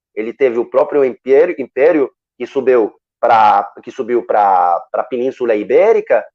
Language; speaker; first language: Portuguese; non-native, fluent; Arabic